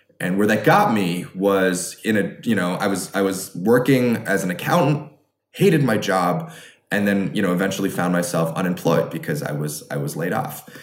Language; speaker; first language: English; early bilingual, other home language; Chinese